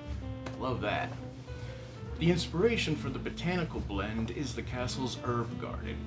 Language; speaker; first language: English; native; English